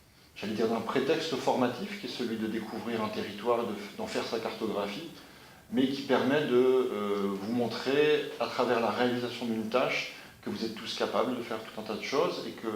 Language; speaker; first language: French; native; French